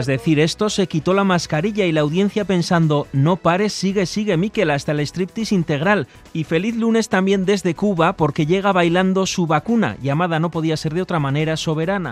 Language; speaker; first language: Spanish; native; Spanish